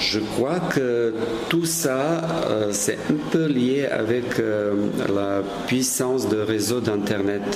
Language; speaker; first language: French; non-native, fluent; Serbian